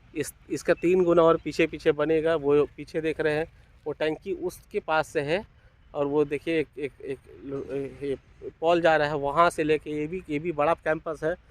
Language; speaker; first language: Hindi; non-native, local second language; Bangla